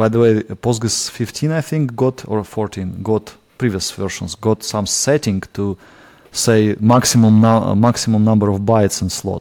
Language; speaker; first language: English; non-native, fluent; Russian